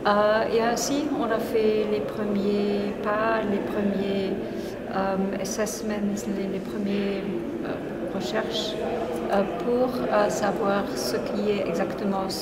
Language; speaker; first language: French; non-native, fluent; Spanish